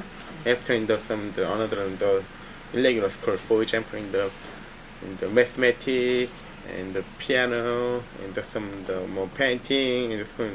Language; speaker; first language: English; non-native, learner; Korean